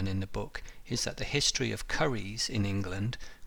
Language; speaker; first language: English; native; English